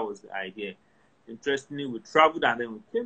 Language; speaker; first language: English; non-native, local second language; Yoruba